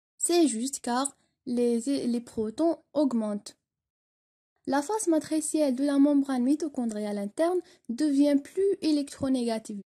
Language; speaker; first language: French; non-native, local second language; Arabic